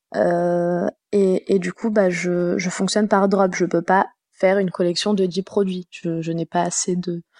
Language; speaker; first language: French; native; French